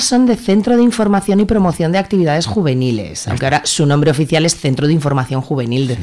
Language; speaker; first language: Spanish; native; Spanish